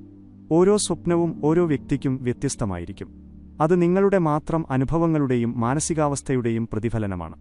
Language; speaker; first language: Malayalam; native; Malayalam